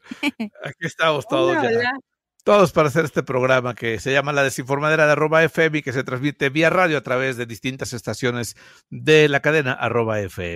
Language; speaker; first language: Spanish; native; Spanish